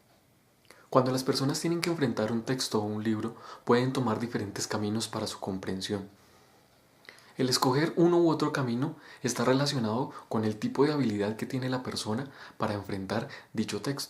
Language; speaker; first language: Spanish; native; Spanish